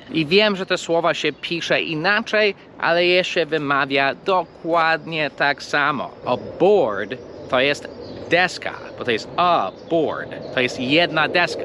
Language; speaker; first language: Polish; non-native, fluent; English